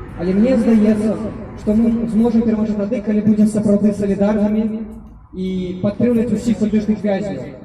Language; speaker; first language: Belarusian; non-native, local second language; Russian